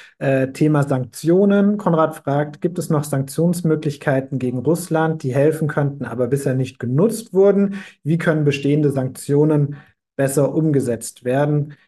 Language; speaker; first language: German; native; German